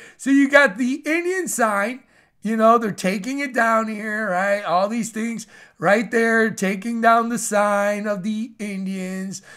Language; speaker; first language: English; native; English